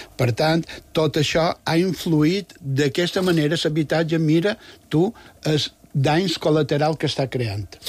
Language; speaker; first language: Catalan; native; Catalan